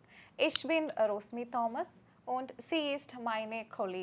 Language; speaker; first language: German; non-native, fluent; Malayalam